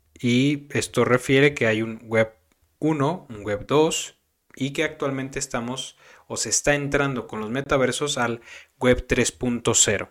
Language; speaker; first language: Spanish; native; Spanish